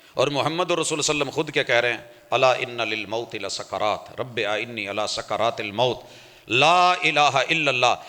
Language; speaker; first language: Urdu; non-native, local second language; Punjabi